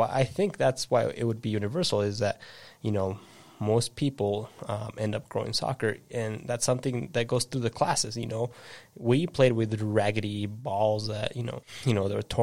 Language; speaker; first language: English; early bilingual, other home language; Spanish